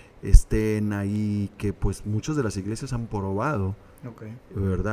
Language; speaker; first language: Spanish; native; Spanish